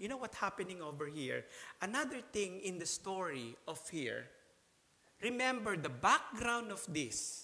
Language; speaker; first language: English; non-native, local second language; Filipino